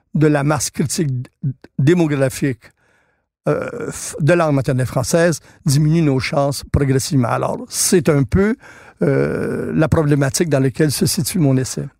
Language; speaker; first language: French; native; French